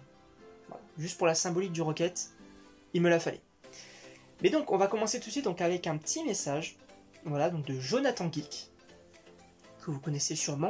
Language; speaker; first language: French; native; French